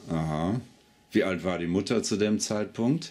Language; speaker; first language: German; native; German